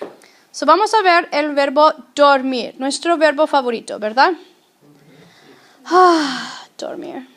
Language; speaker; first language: Spanish; non-native, fluent; English